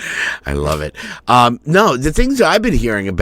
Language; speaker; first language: English; native; English